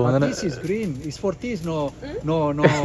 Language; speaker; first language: English; non-native, learner; Italian